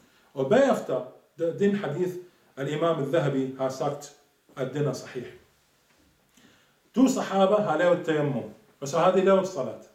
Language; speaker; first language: Danish; non-native, fluent; Arabic